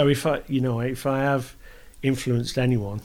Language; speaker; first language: English; native; English